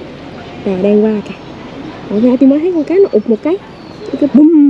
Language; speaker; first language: Vietnamese; native; Vietnamese